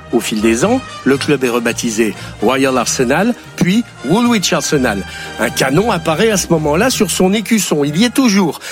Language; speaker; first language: French; native; French